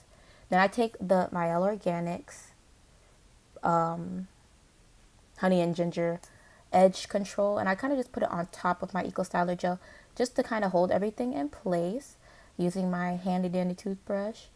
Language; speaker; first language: English; native; English